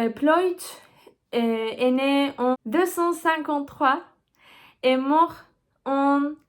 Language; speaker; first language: French; non-native, learner; Turkish